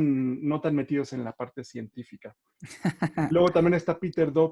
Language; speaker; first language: Spanish; native; Spanish